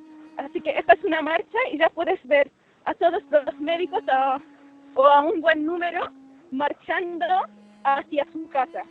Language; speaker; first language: Spanish; non-native, fluent; Arabic